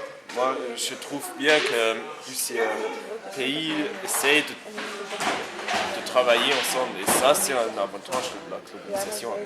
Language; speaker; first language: French; non-native, fluent; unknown